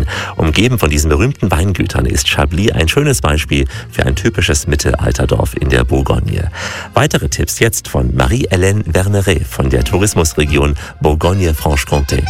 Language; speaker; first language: German; native; German